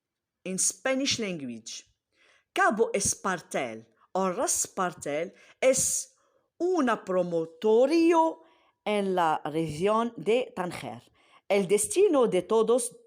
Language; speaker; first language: Spanish; non-native, fluent; Arabic